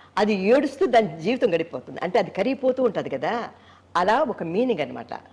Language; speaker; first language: Telugu; native; Telugu